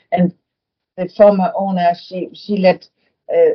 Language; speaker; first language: English; non-native, fluent; German